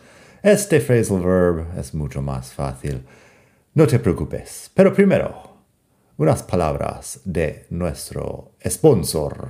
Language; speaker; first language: Spanish; non-native, fluent; English